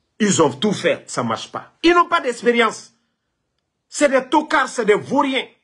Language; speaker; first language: French; non-native, local second language; Mandingo